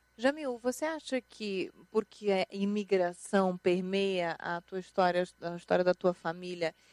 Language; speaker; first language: Portuguese; native; Portuguese